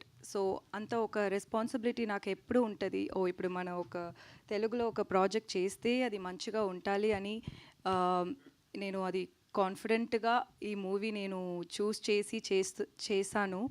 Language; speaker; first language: Telugu; non-native, learner; Tamil